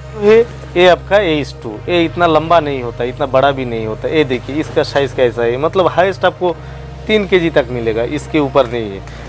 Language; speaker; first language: Hindi; non-native, local second language; Bangla